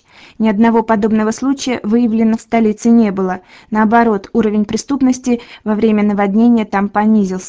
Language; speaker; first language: Russian; native; Russian